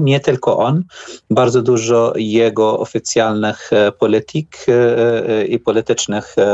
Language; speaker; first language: Polish; non-native, learner; Arabic